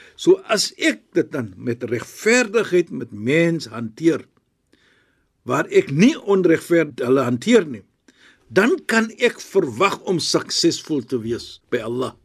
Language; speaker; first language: Afrikaans; non-native, fluent; Arabic